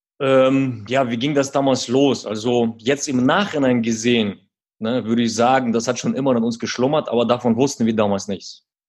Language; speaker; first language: German; early bilingual, other home language; Russian